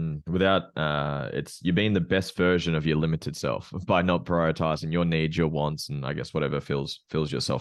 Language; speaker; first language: English; native; English